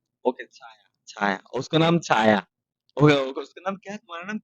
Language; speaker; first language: Hindi; non-native, learner; Bangla